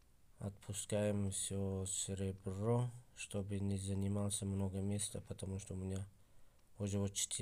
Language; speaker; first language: Russian; non-native, fluent; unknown